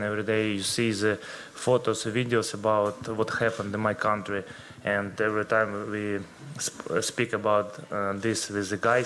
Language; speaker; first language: English; non-native, learner; Ukrainian